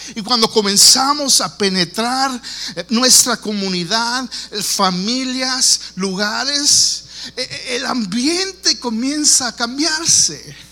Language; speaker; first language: Spanish; early bilingual, heritage; Spanish